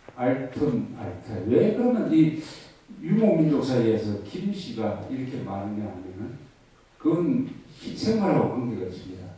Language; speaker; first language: Korean; native; Korean